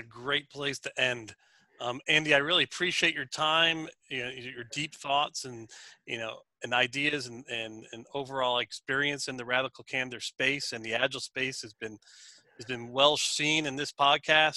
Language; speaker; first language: English; native; English